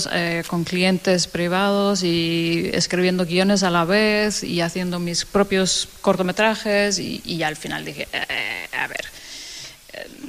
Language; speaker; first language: Spanish; non-native, fluent; Danish